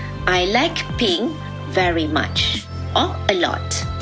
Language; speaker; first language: English; non-native, local second language; Malay